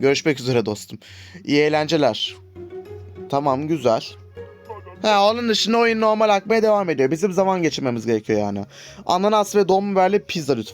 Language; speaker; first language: Turkish; native; Turkish